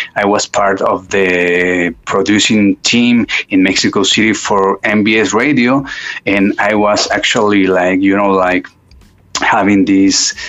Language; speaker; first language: English; non-native, fluent; Spanish